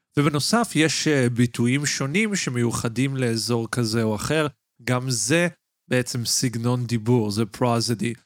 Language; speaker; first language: Hebrew; native; Hebrew